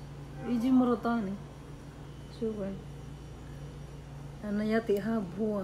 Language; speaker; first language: Arabic; non-native, learner; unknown